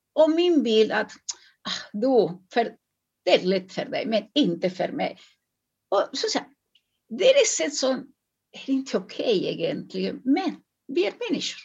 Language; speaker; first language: Swedish; non-native, fluent; Spanish